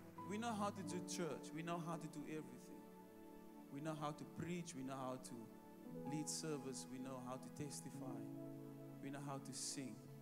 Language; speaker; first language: English; non-native, local second language; Afrikaans